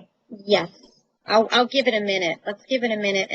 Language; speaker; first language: English; native; English